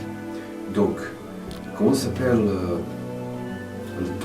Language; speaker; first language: French; non-native, fluent; Serbian